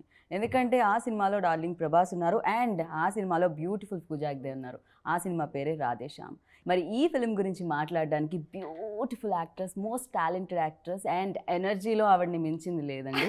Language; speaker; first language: Telugu; native; Telugu